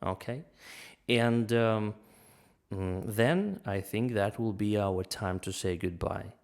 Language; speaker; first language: English; non-native, fluent; Russian